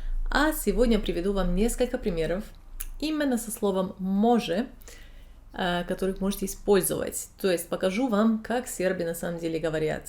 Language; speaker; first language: Russian; non-native, fluent; Serbian